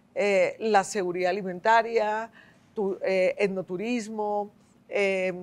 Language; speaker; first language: Spanish; native; Spanish